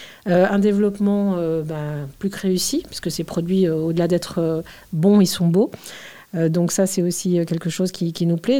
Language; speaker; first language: French; native; French